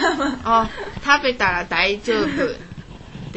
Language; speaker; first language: Japanese; non-native, learner; Chinese